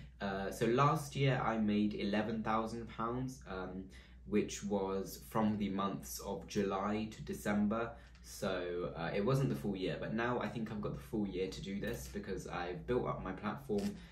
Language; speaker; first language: English; native; English